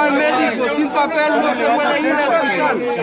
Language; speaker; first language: Spanish; non-native, fluent; Haitian Creole